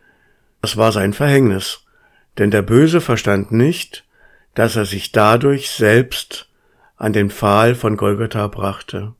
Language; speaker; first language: German; native; German